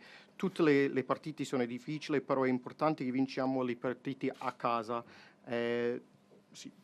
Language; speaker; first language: Italian; non-native, fluent; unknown